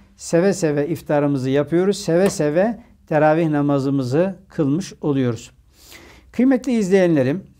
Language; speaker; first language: Turkish; native; Turkish